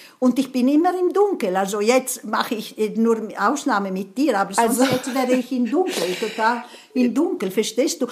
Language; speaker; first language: German; non-native, fluent; Italian